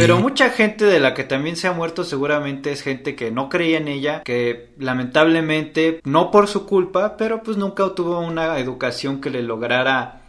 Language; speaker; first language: Spanish; native; Spanish